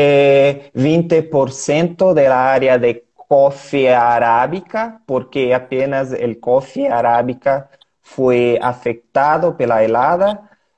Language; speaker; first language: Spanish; non-native, learner; Portuguese